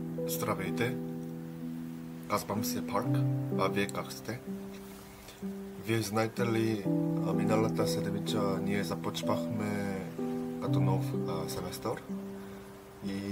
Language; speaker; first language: Bulgarian; non-native, learner; Korean